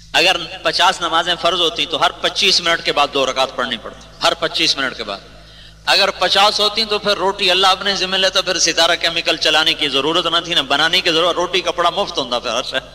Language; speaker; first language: Urdu; non-native, local second language; Punjabi